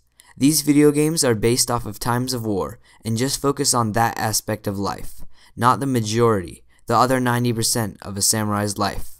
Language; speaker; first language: English; native; English